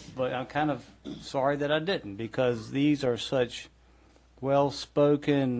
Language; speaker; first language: English; native; English